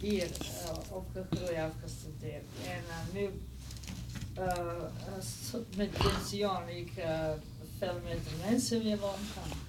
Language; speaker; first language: Dutch; non-native, learner; Serbian